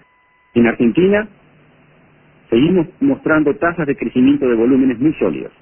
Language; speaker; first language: Spanish; native; Spanish